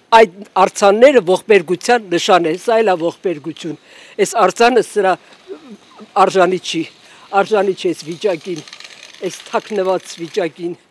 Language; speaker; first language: Armenian; native; Armenian